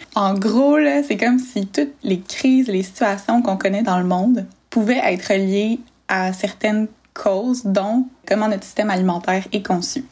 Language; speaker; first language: French; native; French